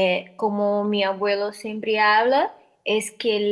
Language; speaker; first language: Spanish; non-native, learner; Portuguese